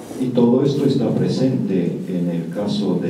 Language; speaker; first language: Spanish; non-native, fluent; Russian